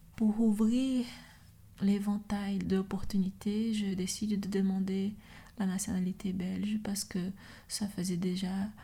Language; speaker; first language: French; non-native, fluent; Portuguese